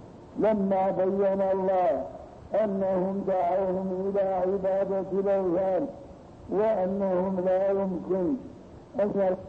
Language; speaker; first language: Arabic; native; Arabic